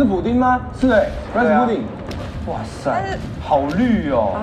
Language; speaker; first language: Chinese; native; Chinese